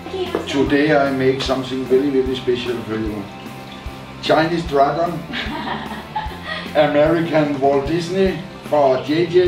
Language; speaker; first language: English; non-native, learner; Danish